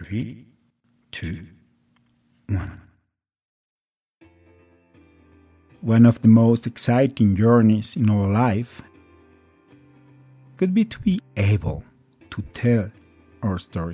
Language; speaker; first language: English; non-native, fluent; Spanish